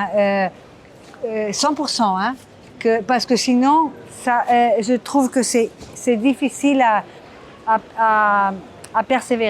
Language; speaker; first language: French; non-native, fluent; Portuguese